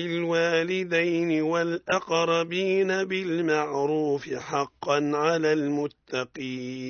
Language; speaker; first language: Arabic; native; Arabic